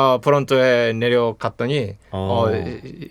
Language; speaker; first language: Korean; non-native, fluent; Japanese